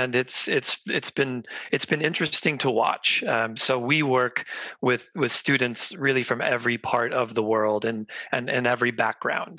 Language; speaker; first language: English; native; English